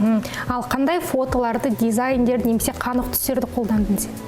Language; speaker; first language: Kazakh; native; Kazakh